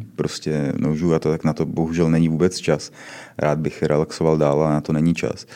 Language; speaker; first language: Czech; native; Czech